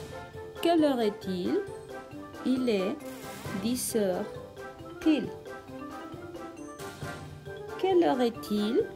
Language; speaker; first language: French; non-native, fluent; Spanish